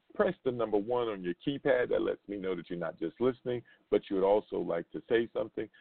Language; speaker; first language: English; native; English